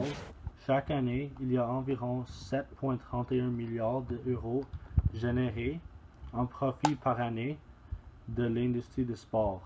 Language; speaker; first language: French; non-native, learner; English